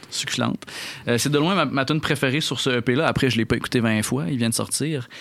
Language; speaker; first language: French; native; French